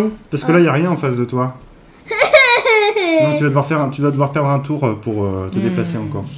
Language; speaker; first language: French; native; French